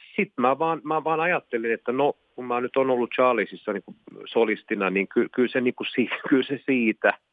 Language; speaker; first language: Finnish; non-native, local second language; Swedish